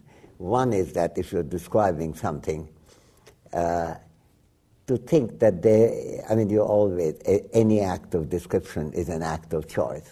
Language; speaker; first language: English; non-native, local second language; Bangla